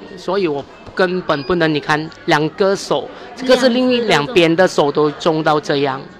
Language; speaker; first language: Chinese; native; Chinese